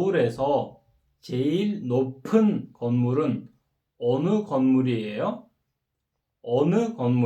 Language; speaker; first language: Korean; non-native, fluent; Kyrgyz